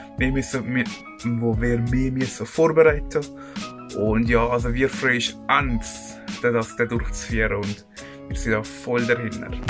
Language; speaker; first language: German; early bilingual, other home language; Spanish